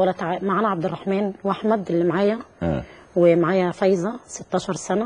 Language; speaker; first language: Arabic; native; Arabic